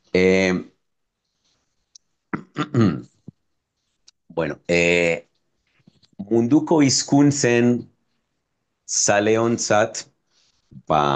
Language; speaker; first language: Basque; non-native, fluent; Spanish